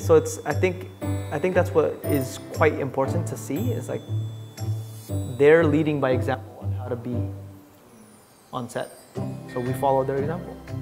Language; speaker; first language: English; early bilingual, other home language; Indonesian